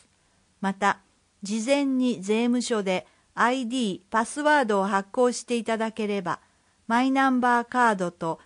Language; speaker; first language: Japanese; native; Japanese